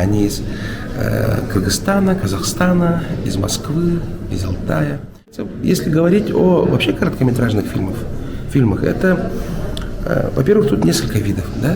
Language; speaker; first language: Russian; native; Russian